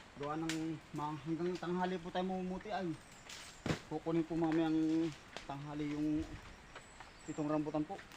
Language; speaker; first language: Filipino; native; Filipino